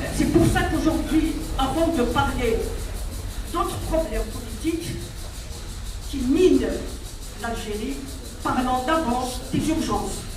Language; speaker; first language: French; non-native, local second language; Kabyle